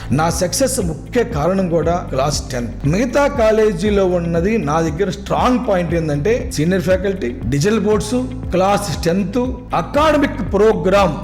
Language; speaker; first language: Telugu; native; Telugu